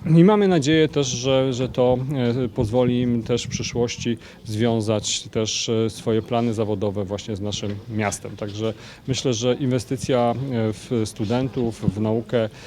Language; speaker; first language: Polish; native; Polish